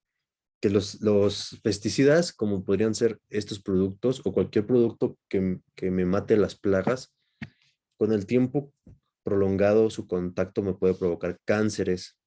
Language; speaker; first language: Spanish; native; Spanish